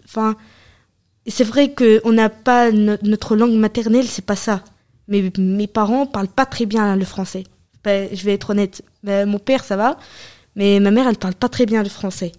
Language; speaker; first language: French; early bilingual, other home language; Arabic